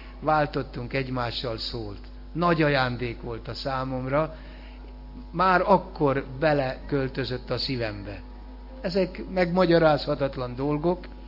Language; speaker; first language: Hungarian; native; Hungarian